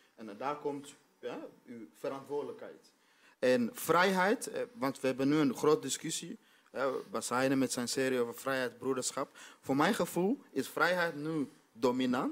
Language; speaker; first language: Dutch; non-native, fluent; Swahili